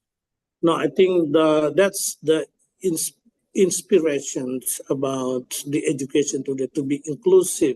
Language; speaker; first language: English; non-native, fluent; Indonesian